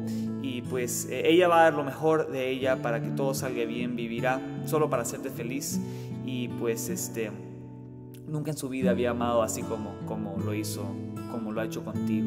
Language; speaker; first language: Spanish; native; Spanish